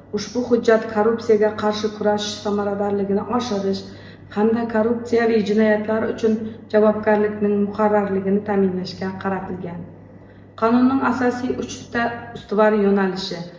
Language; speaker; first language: Uzbek; non-native, local second language; Kara-Kalpak